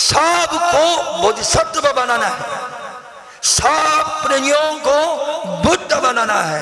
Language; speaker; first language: Hindi; non-native, learner; Japanese